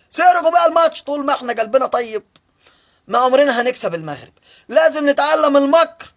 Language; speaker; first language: Arabic; native; Arabic